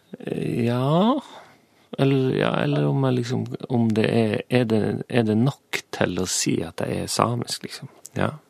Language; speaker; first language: Norwegian; native; Norwegian